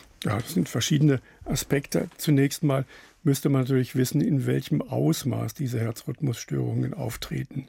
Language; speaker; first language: German; native; German